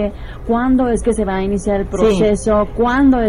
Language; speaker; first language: Spanish; native; Spanish